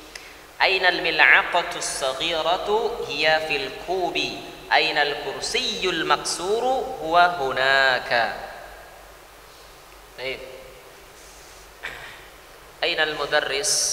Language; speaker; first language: Arabic; non-native, fluent; Indonesian